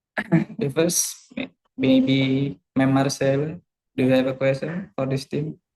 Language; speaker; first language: English; non-native, learner; Indonesian